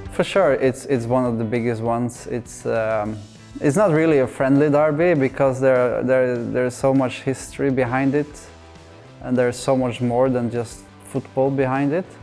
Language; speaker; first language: English; non-native, fluent; Norwegian